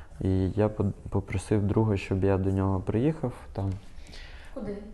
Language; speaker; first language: Ukrainian; non-native, local second language; Russian